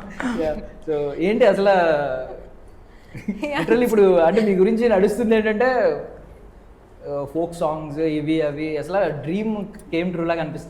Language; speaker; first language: Telugu; native; Telugu